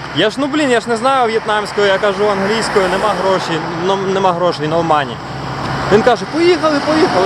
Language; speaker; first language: Ukrainian; non-native, local second language; Russian